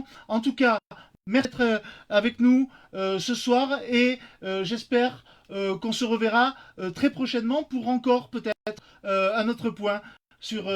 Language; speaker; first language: French; native; French